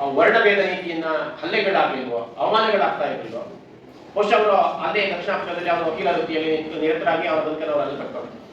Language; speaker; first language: Kannada; non-native, local second language; Kodava